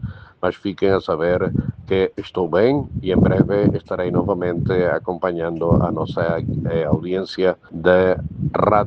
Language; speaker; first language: Portuguese; early bilingual, heritage; Spanish